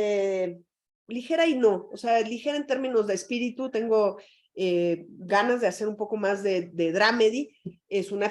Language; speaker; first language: Spanish; native; Spanish